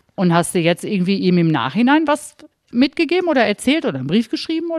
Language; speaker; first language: German; native; German